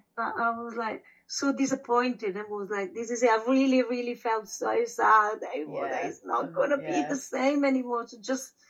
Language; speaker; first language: English; non-native, fluent; Italian